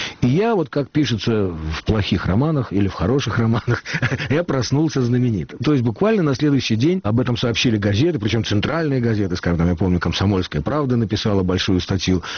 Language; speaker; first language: Russian; native; Russian